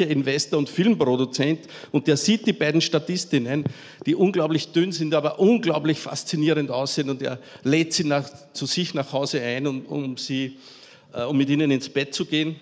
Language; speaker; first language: German; native; German